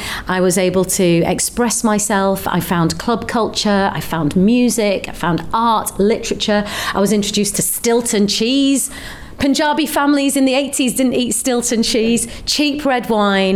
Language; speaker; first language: English; native; English